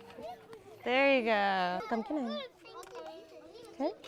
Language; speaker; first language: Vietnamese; early bilingual, heritage; English